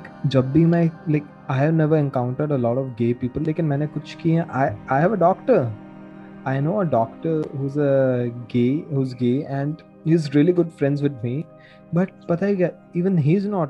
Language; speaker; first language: English; non-native, local second language; Hindi